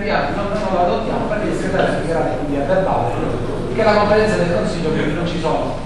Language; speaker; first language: Italian; native; Italian